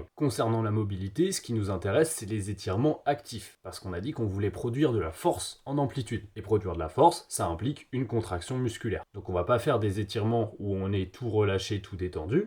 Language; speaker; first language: French; native; French